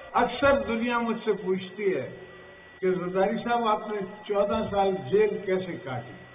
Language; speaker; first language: Urdu; non-native, local second language; Saraiki